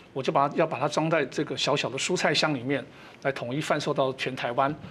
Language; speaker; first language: Chinese; native; Chinese